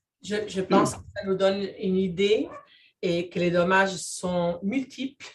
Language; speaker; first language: French; non-native, fluent; Spanish